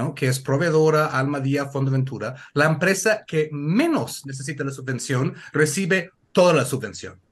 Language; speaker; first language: Spanish; non-native, fluent; English